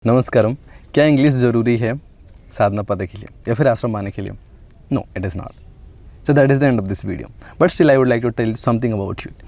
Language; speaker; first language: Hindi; non-native, local second language; Odia